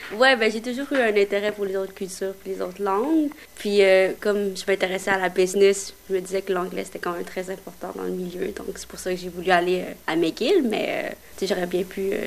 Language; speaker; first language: French; native; French